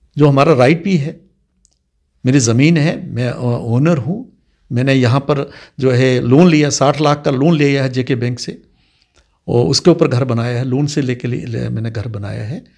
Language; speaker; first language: Hindi; non-native, local second language; Dogri